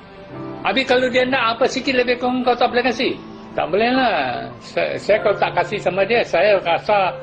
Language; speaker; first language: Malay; non-native, local second language; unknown